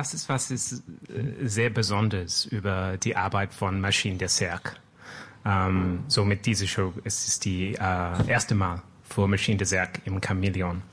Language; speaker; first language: German; non-native, learner; French